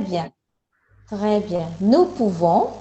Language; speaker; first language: French; non-native, fluent; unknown